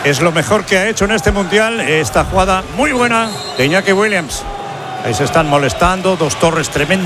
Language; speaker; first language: Spanish; native; Spanish